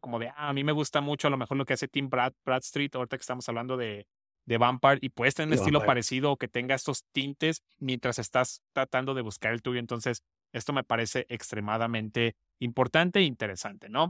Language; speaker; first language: Spanish; native; Spanish